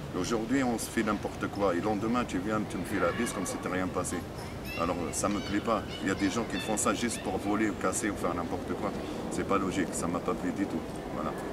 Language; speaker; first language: French; non-native, local second language; Arabic